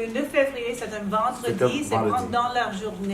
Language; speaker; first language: French; non-native, local second language; English